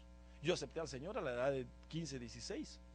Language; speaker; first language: Spanish; native; Spanish